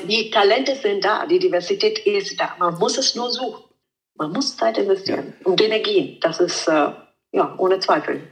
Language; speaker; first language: German; non-native, fluent; Italian